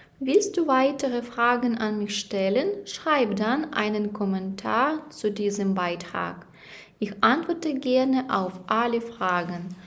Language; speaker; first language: German; non-native, fluent; Ukrainian